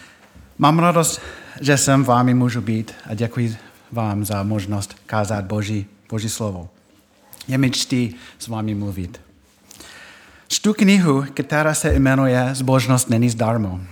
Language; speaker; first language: Czech; non-native, fluent; English